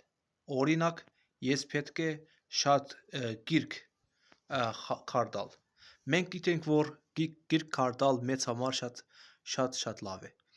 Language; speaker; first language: Armenian; non-native, learner; Azerbaijani